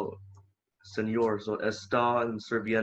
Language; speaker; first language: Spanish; non-native, learner; English